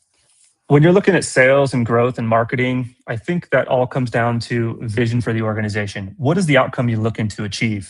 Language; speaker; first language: English; native; English